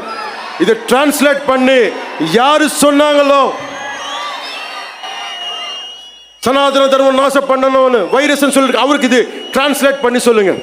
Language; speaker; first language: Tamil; non-native, local second language; Telugu